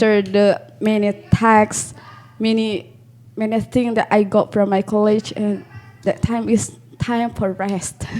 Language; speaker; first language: English; non-native, learner; Indonesian